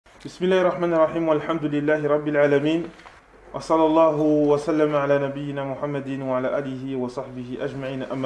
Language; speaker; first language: Arabic; non-native, fluent; French